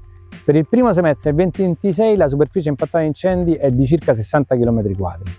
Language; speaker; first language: Italian; native; Italian